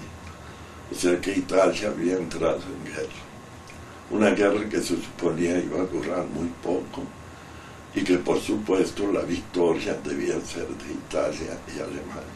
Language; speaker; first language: Spanish; non-native, fluent; Italian